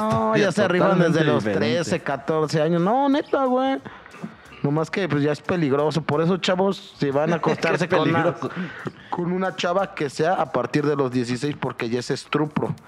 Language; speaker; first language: Spanish; native; Spanish